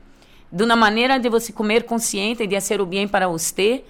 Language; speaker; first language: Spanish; non-native, learner; Portuguese